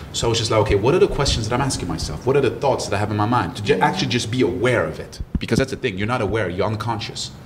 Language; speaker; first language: English; early bilingual, other home language; French